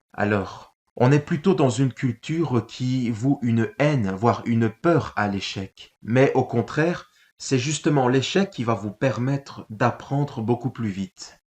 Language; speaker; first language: French; native; French